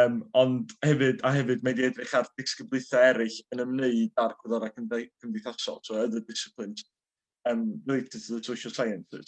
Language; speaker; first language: Welsh; native; Welsh